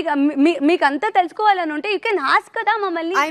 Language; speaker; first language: Telugu; native; Telugu